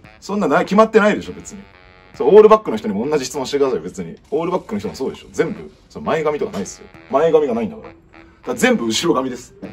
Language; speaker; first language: Japanese; native; Japanese